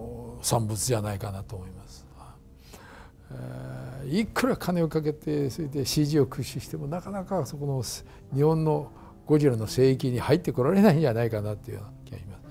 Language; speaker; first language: Japanese; native; Japanese